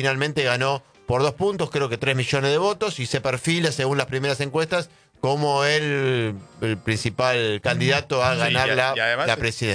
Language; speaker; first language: Spanish; native; Spanish